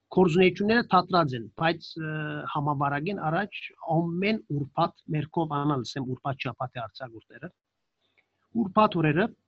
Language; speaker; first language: Armenian; early bilingual, heritage; Armenian